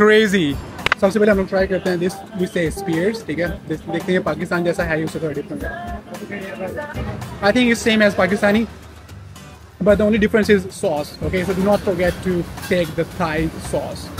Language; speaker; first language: English; non-native, fluent; Urdu